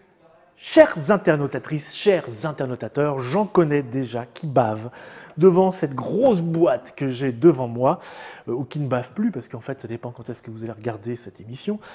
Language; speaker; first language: French; native; French